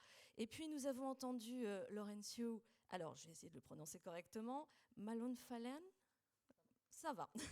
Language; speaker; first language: French; native; French